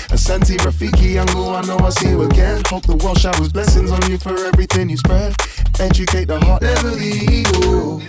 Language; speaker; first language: English; native; English